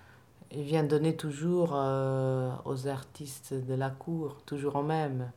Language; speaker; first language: French; non-native, fluent; Italian